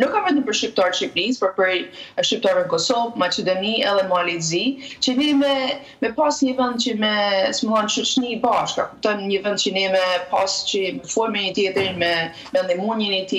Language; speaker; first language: Albanian; native; Albanian